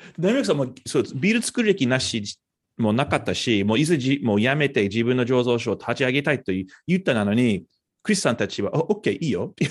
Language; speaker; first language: Japanese; non-native, fluent; English